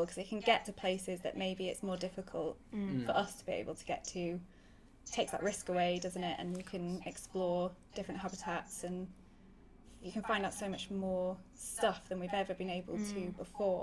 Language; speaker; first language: English; native; English